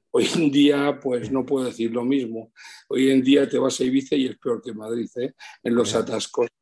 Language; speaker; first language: Spanish; early bilingual, heritage; Spanish